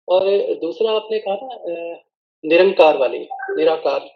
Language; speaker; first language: Hindi; non-native, local second language; Punjabi